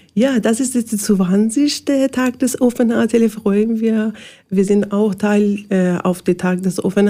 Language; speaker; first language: German; non-native, learner; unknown